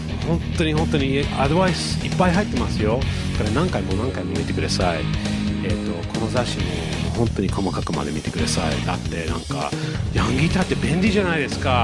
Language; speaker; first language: Japanese; non-native, fluent; English